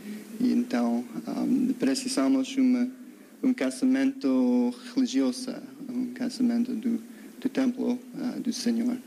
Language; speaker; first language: Portuguese; non-native, learner; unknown